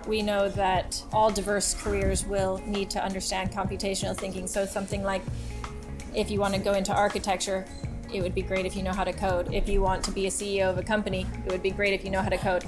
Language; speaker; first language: English; native; English